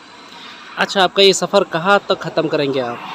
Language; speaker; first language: Hindi; non-native, local second language; Khasi